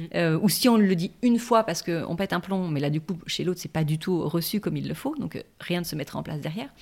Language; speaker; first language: French; native; French